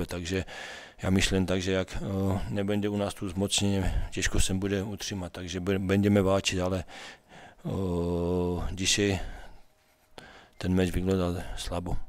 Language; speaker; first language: Polish; non-native, learner; Czech